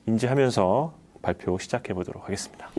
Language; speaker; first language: Korean; native; Korean